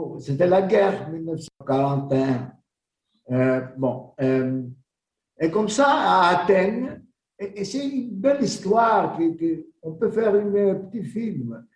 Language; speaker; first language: French; non-native, learner; Greek